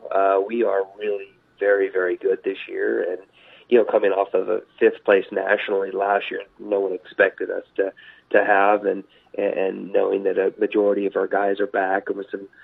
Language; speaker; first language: English; native; English